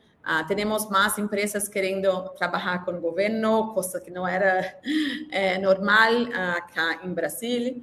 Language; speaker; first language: Spanish; non-native, learner; Portuguese